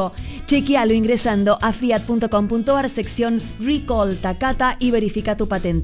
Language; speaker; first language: Spanish; native; Spanish